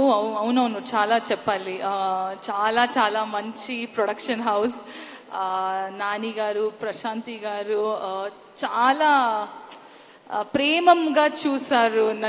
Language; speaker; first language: Telugu; non-native, learner; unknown